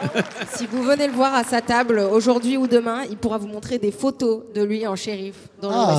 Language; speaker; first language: French; native; French